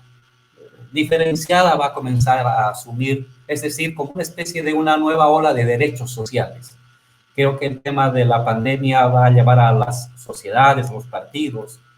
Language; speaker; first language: Spanish; native; Spanish